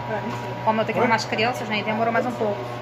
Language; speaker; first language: Portuguese; native; Portuguese